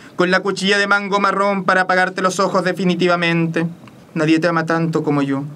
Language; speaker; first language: Spanish; native; Spanish